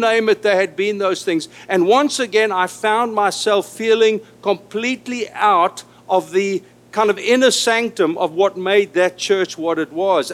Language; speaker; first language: English; non-native, local second language; Afrikaans